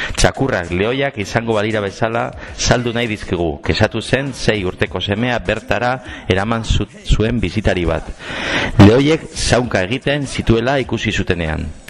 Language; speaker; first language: Basque; non-native, local second language; Spanish